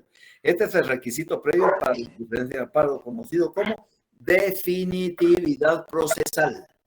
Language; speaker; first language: Spanish; native; Spanish